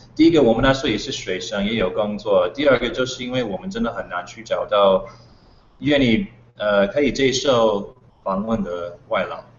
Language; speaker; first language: Chinese; non-native, fluent; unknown